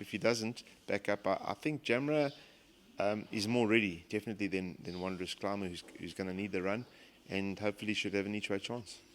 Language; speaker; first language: English; native; English